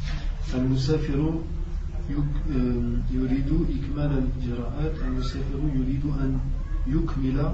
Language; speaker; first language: Arabic; non-native, learner; French